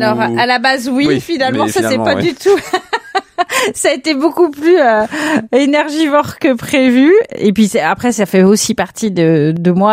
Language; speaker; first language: French; native; French